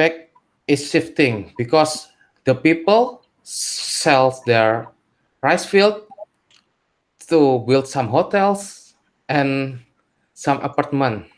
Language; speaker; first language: English; non-native, learner; Indonesian